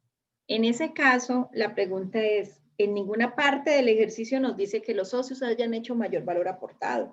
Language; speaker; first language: Spanish; native; Spanish